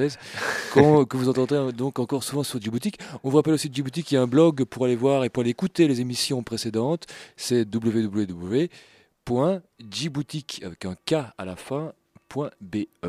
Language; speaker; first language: French; native; French